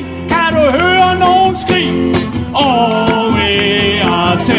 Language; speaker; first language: Danish; native; Danish